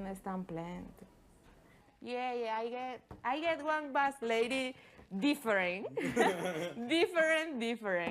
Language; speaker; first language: English; non-native, learner; Spanish